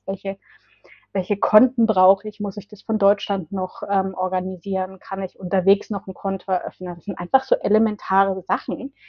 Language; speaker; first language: German; native; German